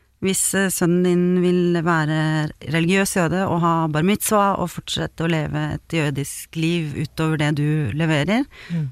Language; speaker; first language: Norwegian; native; Norwegian